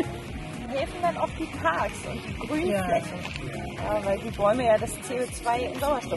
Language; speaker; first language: German; native; German